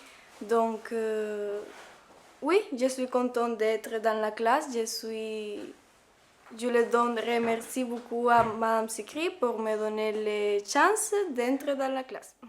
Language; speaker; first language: French; non-native, learner; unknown